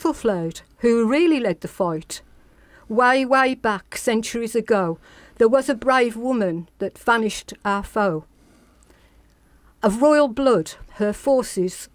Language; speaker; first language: English; native; English